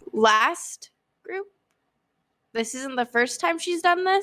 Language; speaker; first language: English; native; English